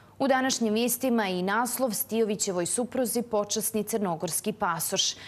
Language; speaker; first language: Serbian; native; Serbian